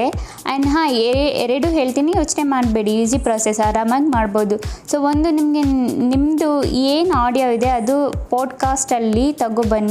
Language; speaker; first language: Kannada; native; Kannada